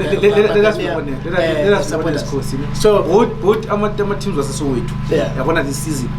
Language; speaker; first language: English; non-native, local second language; Zulu